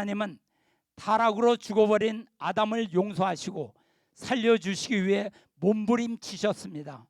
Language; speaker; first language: Korean; native; Korean